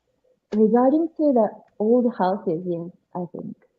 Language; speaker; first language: English; non-native, learner; Japanese